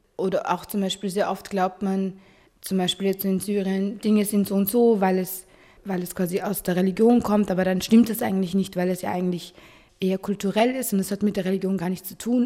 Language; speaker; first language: German; early bilingual, other home language; Arabic